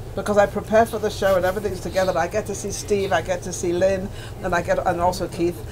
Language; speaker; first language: English; native; English